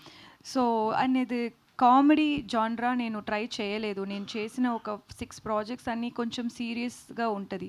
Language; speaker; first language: Telugu; non-native, fluent; Tamil